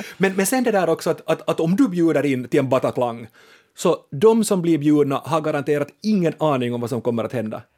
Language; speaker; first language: Swedish; native; Swedish